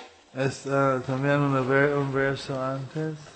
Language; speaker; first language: Spanish; non-native, fluent; English